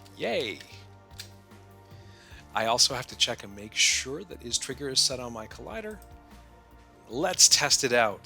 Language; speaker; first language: English; native; English